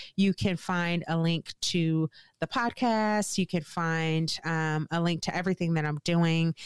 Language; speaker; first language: English; native; English